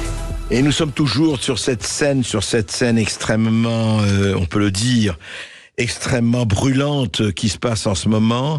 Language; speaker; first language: French; native; French